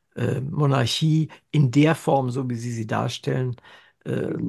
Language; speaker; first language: German; native; German